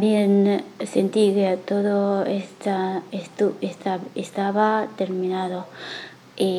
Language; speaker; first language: Spanish; non-native, learner; Chinese